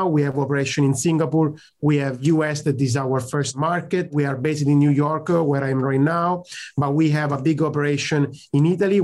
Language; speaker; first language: English; non-native, fluent; Italian